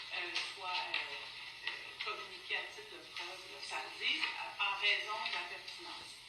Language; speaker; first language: French; native; French